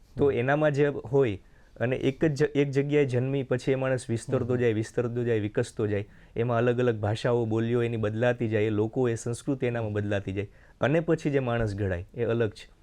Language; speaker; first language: Gujarati; native; Gujarati